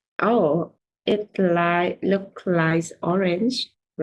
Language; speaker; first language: English; non-native, learner; Vietnamese